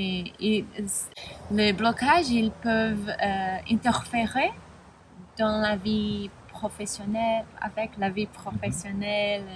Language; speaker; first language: French; non-native, learner; Spanish